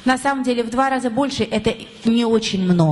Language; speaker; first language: Russian; native; Russian